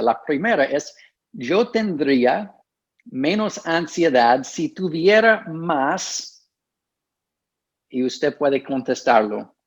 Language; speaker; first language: Spanish; non-native, fluent; English